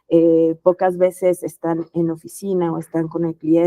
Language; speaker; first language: Spanish; native; Spanish